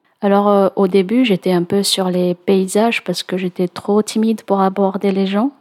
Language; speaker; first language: French; non-native, local second language; Malagasy